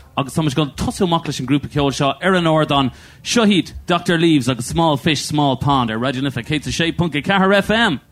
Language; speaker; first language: Irish; non-native, local second language; English